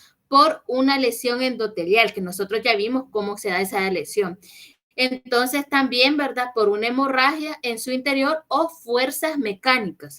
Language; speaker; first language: Spanish; native; Spanish